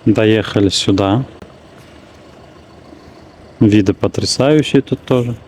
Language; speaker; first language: Russian; native; Russian